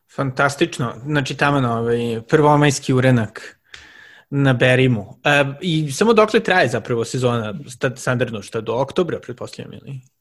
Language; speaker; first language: Serbian; native; Serbian